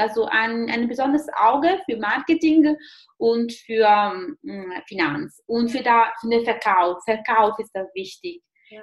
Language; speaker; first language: German; non-native, fluent; Italian